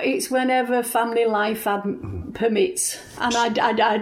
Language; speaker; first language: English; native; English